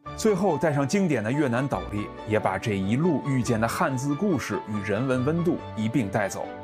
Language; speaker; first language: Chinese; native; Chinese